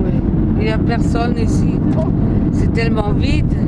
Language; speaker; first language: French; non-native, fluent; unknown